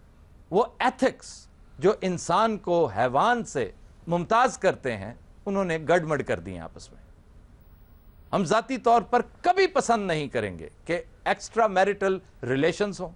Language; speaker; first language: Urdu; native; Urdu